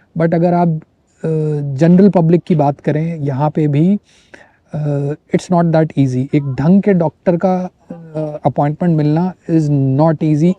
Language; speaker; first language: Hindi; native; Hindi